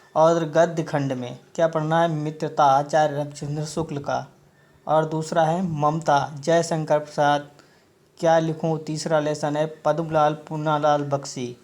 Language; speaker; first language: Hindi; native; Hindi